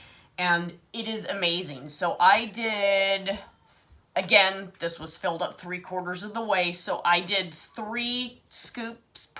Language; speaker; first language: English; native; English